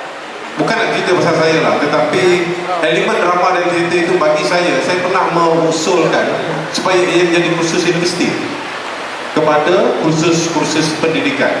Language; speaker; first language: Malay; native; Malay